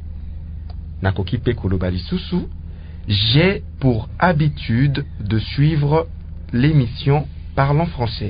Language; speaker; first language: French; non-native, local second language; Lingala